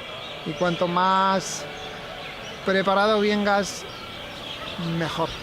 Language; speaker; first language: Spanish; native; Spanish